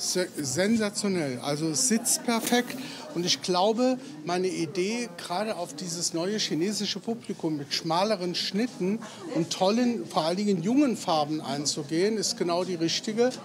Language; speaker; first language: German; native; German